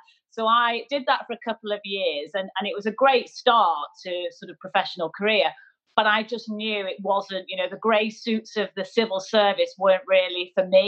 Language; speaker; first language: English; native; English